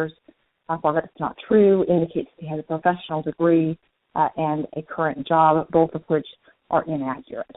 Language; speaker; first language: English; native; English